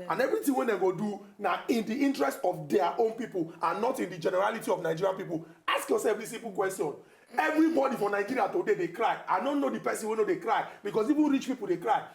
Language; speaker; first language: Nigerian Pidgin; non-native, local second language; Igbo